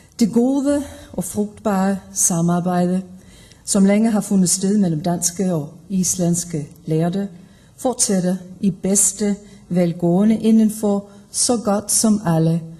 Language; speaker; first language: Danish; non-native, fluent; Icelandic